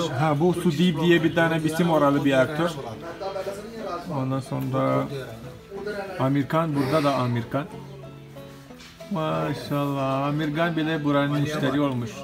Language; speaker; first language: Turkish; non-native, fluent; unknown